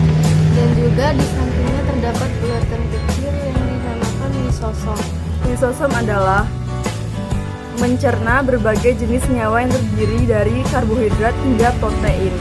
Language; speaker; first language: Indonesian; native; Indonesian